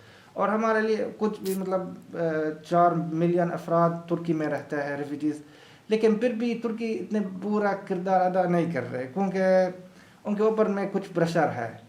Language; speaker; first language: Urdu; non-native, learner; Arabic